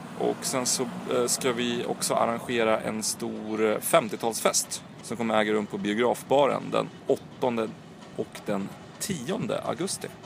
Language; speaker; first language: Swedish; early bilingual, other home language; Croatian